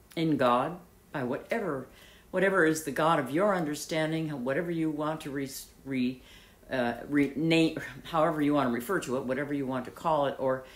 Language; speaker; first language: English; native; English